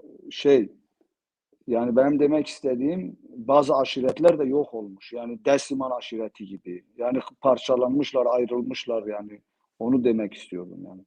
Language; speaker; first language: Turkish; non-native, local second language; Zaza